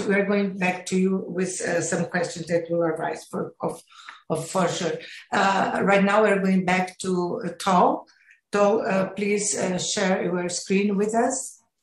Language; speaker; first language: English; non-native, fluent; Portuguese